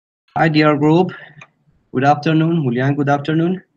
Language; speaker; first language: English; non-native, learner; Spanish